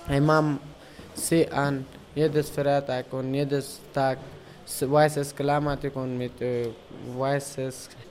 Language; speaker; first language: German; non-native, learner; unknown